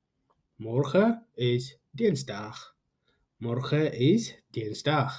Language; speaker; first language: Dutch; non-native, fluent; Tigrinya